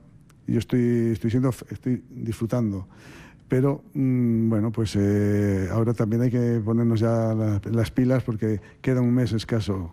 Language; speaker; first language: Spanish; native; Spanish